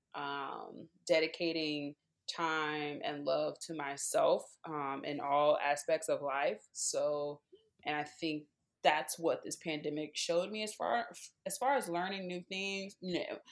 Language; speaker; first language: English; native; English